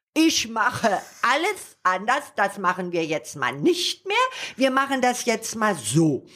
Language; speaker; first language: German; native; German